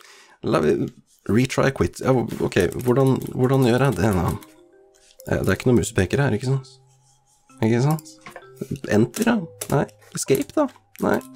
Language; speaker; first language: Norwegian; native; Norwegian